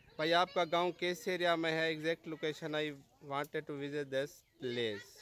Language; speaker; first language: Urdu; non-native, local second language; Saraiki